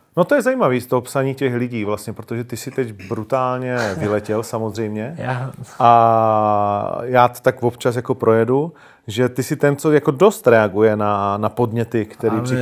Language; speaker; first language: Czech; native; Czech